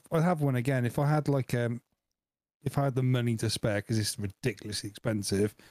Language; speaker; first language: English; native; English